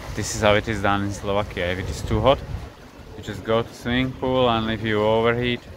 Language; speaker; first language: English; non-native, fluent; Slovak